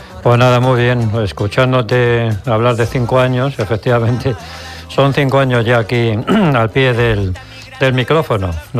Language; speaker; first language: Spanish; native; Spanish